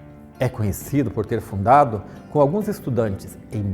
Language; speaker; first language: Portuguese; native; Portuguese